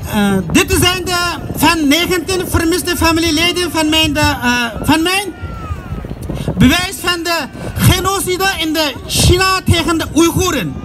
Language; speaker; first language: Dutch; non-native, learner; Uyghur